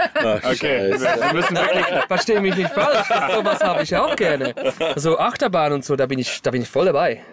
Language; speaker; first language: German; native; German